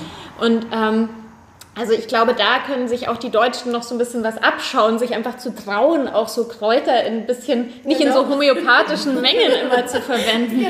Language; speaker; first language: German; native; German